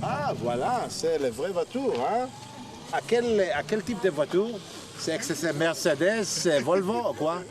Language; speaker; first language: French; non-native, learner; Hebrew